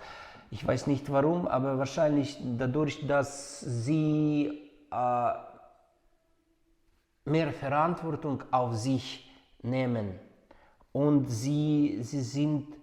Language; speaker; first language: German; non-native, fluent; Ukrainian